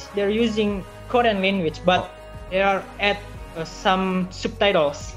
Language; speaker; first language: English; non-native, learner; Indonesian